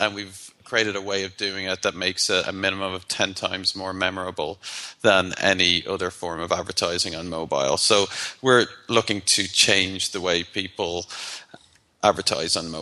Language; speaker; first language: English; native; English